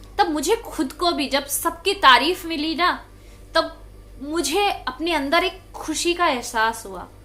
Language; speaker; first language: Hindi; non-native, local second language; Bangla